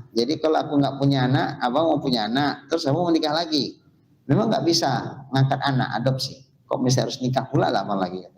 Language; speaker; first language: Indonesian; native; Indonesian